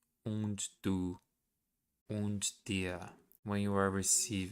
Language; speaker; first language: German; non-native, learner; Portuguese